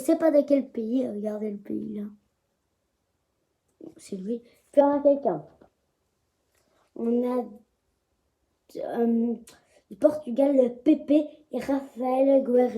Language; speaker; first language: French; native; French